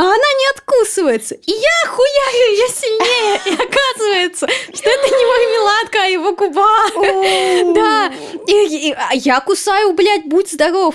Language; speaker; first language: Russian; native; Russian